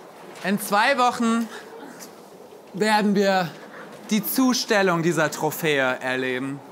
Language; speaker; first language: German; native; German